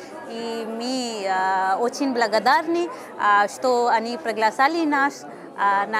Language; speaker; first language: Russian; non-native, fluent; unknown